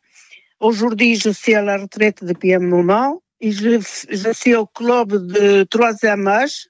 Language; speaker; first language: French; non-native, fluent; Portuguese